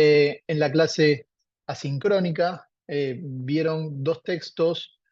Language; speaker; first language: Spanish; native; Spanish